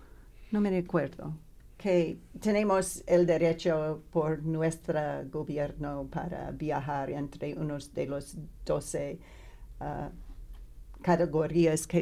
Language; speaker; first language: Spanish; non-native, learner; English